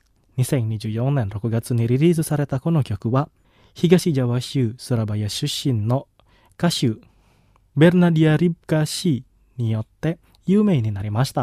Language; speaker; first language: Japanese; non-native, fluent; Indonesian